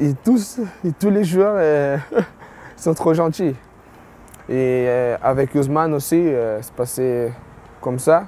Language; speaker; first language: French; non-native, fluent; Portuguese